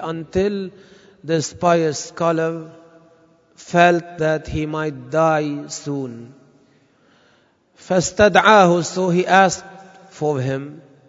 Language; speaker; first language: English; non-native, fluent; Arabic